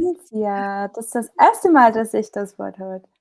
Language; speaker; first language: German; non-native, fluent; English